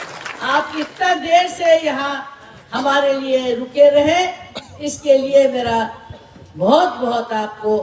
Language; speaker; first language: Hindi; non-native, local second language; Bangla